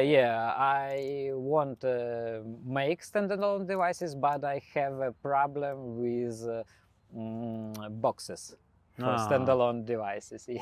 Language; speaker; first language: English; non-native, learner; Belarusian